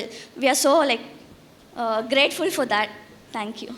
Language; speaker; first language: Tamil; non-native, learner; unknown